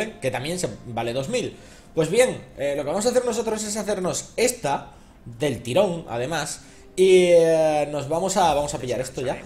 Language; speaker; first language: Spanish; native; Spanish